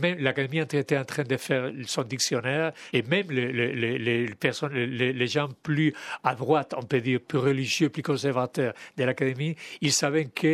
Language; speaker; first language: French; non-native, fluent; Spanish